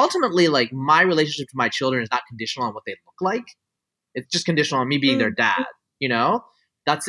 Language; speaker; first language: English; early bilingual, other home language; Bangla